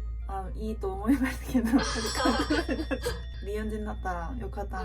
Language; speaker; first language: Japanese; non-native, learner; Korean